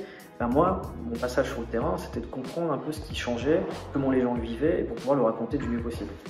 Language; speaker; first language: French; native; French